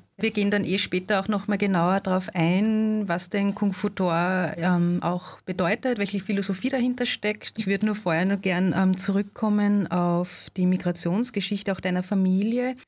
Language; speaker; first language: German; native; German